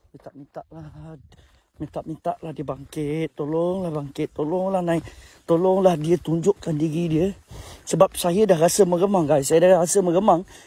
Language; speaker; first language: Malay; native; Malay